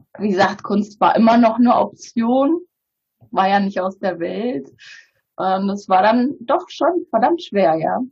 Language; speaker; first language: German; early bilingual, other home language; Bulgarian